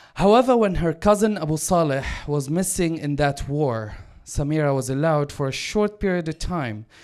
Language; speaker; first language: English; non-native, fluent; Arabic